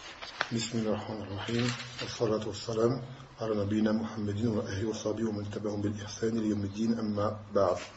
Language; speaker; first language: Arabic; non-native, fluent; French